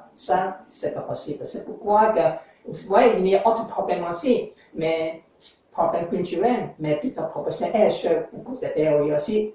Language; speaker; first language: French; non-native, learner; English